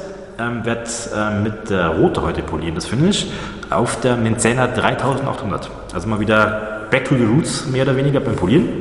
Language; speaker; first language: German; native; German